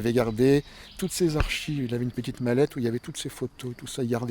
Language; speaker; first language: French; native; French